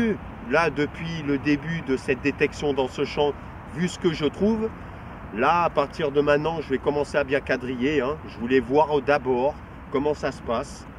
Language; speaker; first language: French; native; French